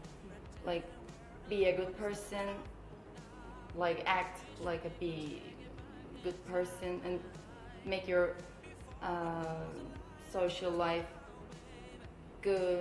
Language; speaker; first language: English; non-native, learner; Turkish